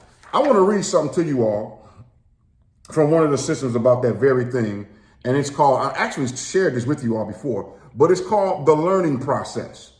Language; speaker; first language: English; native; English